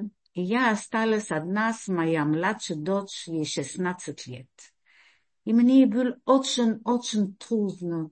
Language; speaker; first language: Russian; early bilingual, heritage; Russian